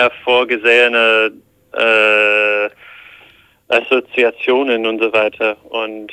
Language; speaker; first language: German; non-native, fluent; English